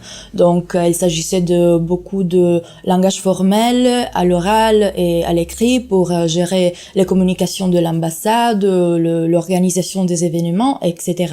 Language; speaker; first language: French; non-native, fluent; Italian